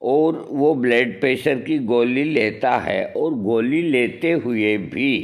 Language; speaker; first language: Hindi; native; Hindi